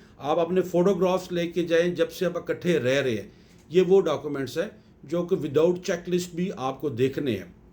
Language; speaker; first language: Urdu; native; Urdu